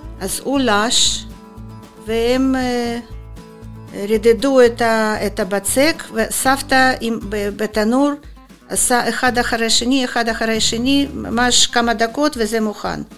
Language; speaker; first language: Hebrew; non-native, fluent; Russian